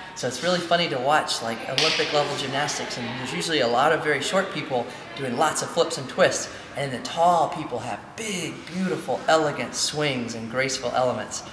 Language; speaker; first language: English; native; English